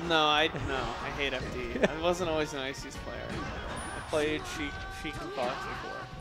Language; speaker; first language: English; native; English